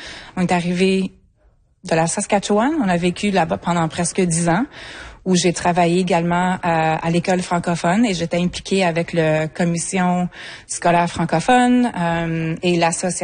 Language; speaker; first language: French; native; French